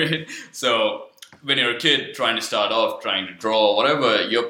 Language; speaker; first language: English; non-native, local second language; Sinhala